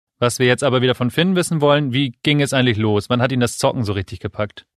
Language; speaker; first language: German; native; German